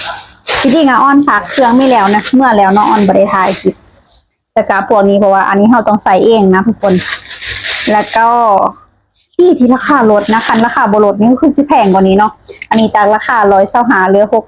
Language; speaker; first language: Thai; non-native, local second language; Lao